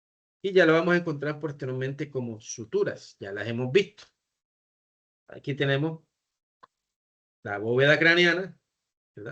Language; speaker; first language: Spanish; native; Spanish